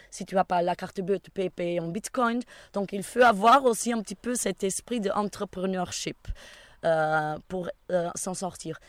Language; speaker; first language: French; non-native, fluent; Portuguese